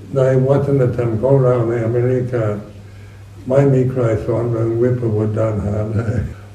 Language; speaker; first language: Thai; non-native, fluent; English